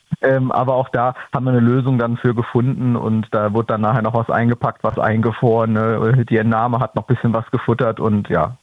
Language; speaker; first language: German; native; German